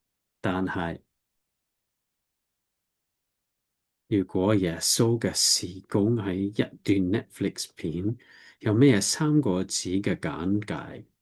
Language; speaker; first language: Cantonese; non-native, learner; English